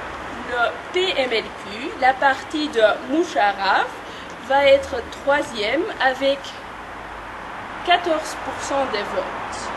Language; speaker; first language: French; non-native, learner; Dutch